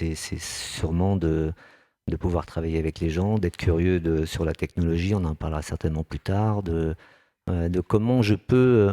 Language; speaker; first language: French; native; French